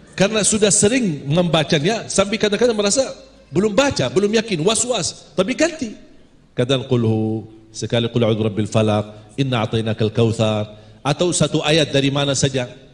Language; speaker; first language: Malay; non-native, fluent; Arabic